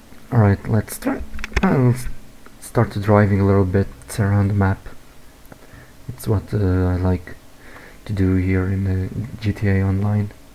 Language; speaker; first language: English; non-native, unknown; Portuguese